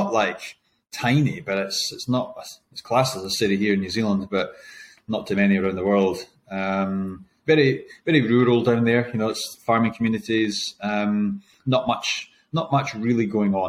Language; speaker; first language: English; native; English